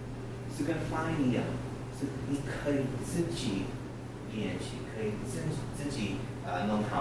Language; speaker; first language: Chinese; non-native, learner; English